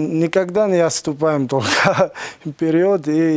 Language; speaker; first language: Russian; non-native, learner; Georgian